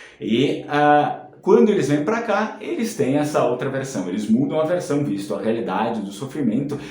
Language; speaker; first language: Portuguese; native; Portuguese